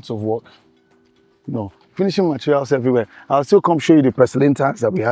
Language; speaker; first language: English; non-native, local second language; Igbo